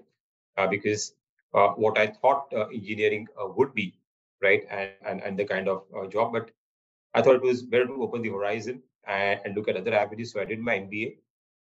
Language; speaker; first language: English; non-native, local second language; Marathi